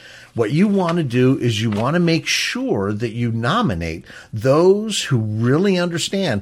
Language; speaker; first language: English; native; English